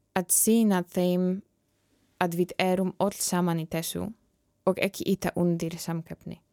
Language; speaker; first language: Icelandic; non-native, fluent; Polish